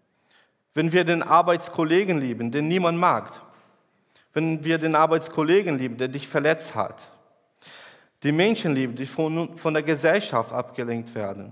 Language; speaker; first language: German; non-native, fluent; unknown